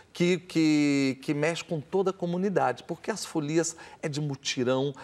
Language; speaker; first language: Portuguese; native; Portuguese